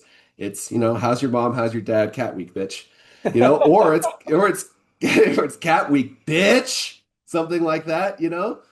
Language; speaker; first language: English; native; English